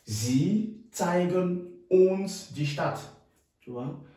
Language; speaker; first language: German; non-native, fluent; French